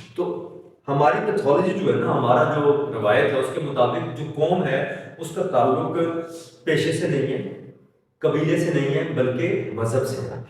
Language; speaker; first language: Urdu; native; Urdu